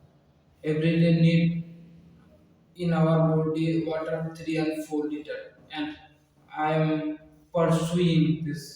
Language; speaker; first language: English; non-native, learner; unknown